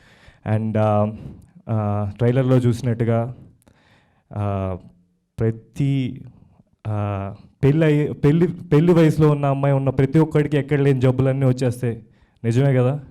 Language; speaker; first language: Telugu; native; Telugu